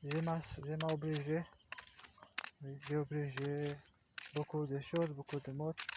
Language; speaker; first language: French; non-native, learner; Portuguese